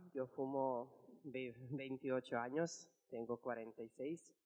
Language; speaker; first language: Spanish; non-native, fluent; Serbian